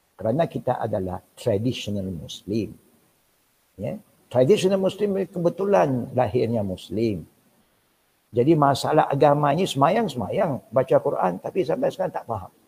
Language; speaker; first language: Malay; non-native, local second language; Min Nan Chinese